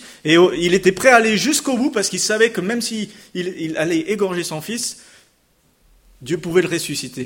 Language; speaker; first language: French; native; French